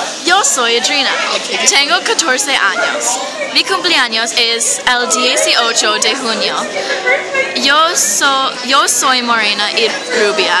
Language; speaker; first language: Spanish; non-native, learner; English